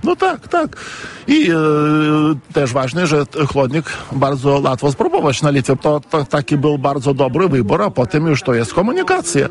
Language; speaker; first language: Polish; non-native, fluent; Lithuanian